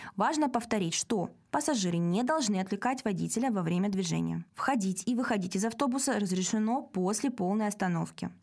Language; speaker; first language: Russian; native; Russian